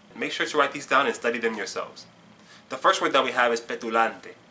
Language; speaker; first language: English; native; English